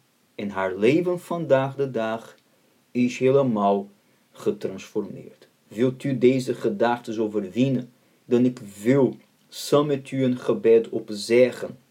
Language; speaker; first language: Dutch; non-native, fluent; Portuguese